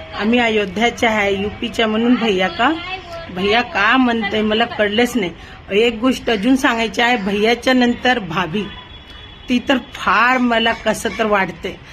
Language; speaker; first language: Marathi; non-native, local second language; Hindi